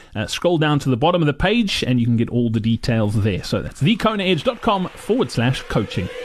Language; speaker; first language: English; native; English